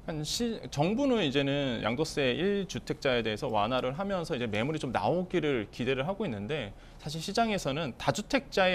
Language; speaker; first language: Korean; native; Korean